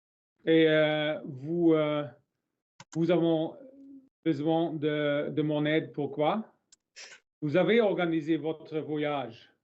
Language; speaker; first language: French; non-native, learner; English